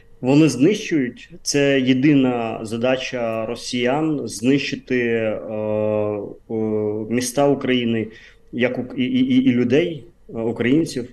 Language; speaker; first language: Ukrainian; non-native, fluent; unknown